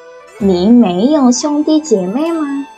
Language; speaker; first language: Chinese; non-native, fluent; Indonesian